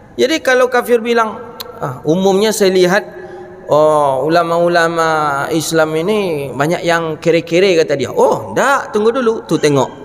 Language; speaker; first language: Malay; non-native, local second language; Minangkabau